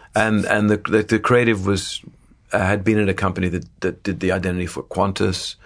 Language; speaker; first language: English; native; English